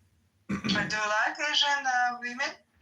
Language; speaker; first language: English; non-native, learner; Russian